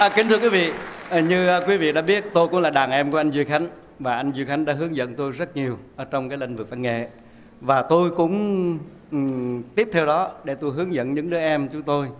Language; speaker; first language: Vietnamese; native; Vietnamese